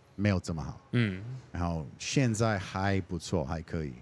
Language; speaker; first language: Chinese; non-native, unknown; English